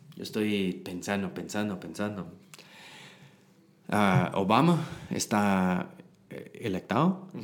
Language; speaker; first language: Spanish; non-native, learner; English